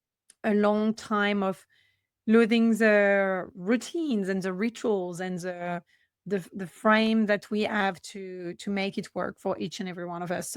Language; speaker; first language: English; non-native, fluent; French